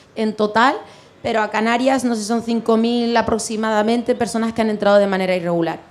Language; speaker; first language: Spanish; non-native, fluent; Arabic